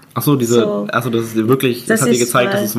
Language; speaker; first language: German; native; German